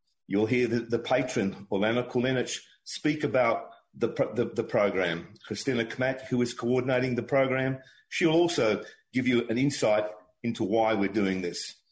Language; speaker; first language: English; early bilingual, other home language; Ukrainian